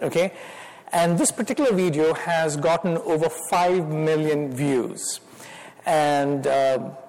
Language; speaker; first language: English; non-native, local second language; Malayalam